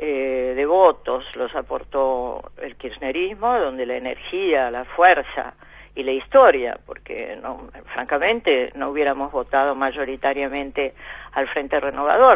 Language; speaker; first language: Spanish; native; Spanish